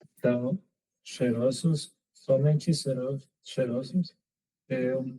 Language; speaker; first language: Portuguese; non-native, learner; Spanish